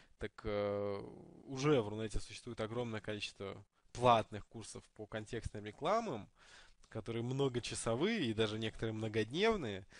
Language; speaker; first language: Russian; native; Russian